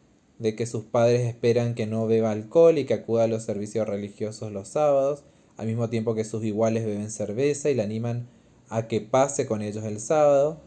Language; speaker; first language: Spanish; native; Spanish